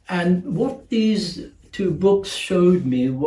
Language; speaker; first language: English; non-native, local second language; Gujarati